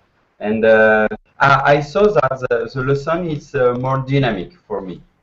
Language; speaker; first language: English; non-native, learner; French